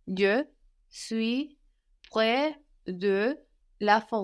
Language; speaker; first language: French; non-native, learner; English